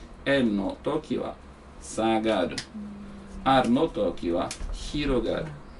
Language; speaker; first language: Japanese; non-native, learner; Italian